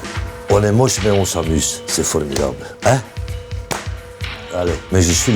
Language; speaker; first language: French; non-native, local second language; Dutch